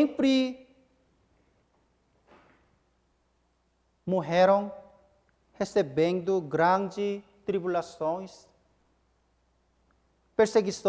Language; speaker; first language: Portuguese; non-native, fluent; Korean